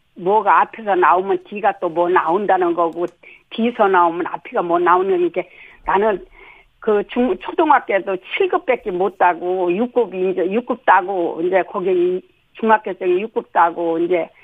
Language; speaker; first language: Korean; native; Korean